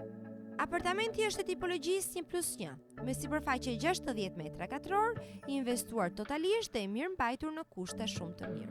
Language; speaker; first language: Albanian; native; Albanian